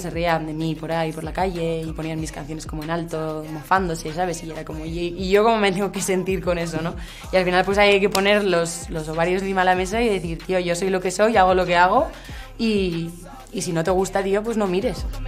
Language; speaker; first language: Spanish; native; Spanish